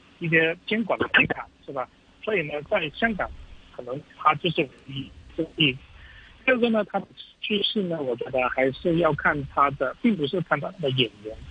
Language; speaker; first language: Chinese; native; Chinese